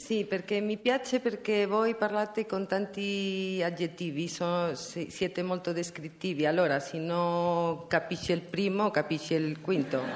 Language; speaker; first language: Italian; non-native, learner; Spanish